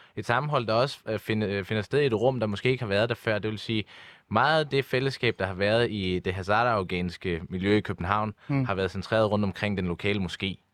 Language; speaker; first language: Danish; early bilingual, other home language; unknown